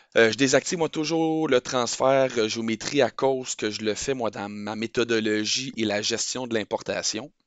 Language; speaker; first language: French; native; French